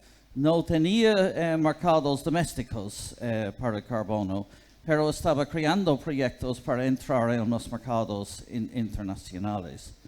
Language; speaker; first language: Spanish; non-native, fluent; English